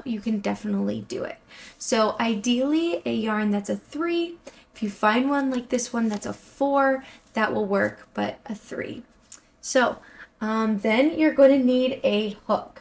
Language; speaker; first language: English; native; English